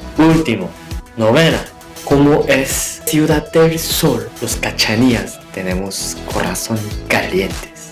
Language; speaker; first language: Spanish; non-native, fluent; Korean